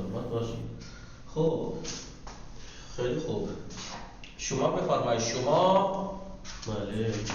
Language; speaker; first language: Persian; non-native, fluent; Urdu